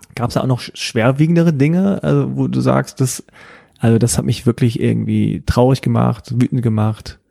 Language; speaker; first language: German; early bilingual, heritage; German